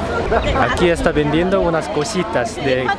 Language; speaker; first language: Spanish; non-native, fluent; Korean